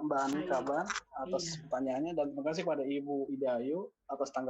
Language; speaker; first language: Indonesian; native; Indonesian